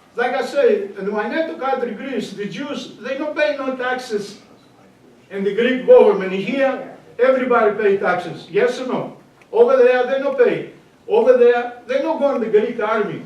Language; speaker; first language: English; non-native, learner; Greek